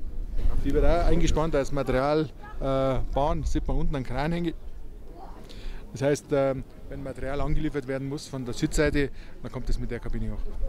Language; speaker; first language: German; native; German